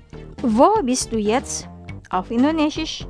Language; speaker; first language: German; non-native, fluent; Indonesian